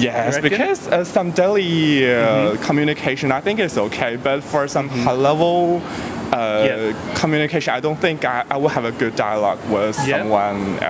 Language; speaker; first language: English; non-native, learner; Chinese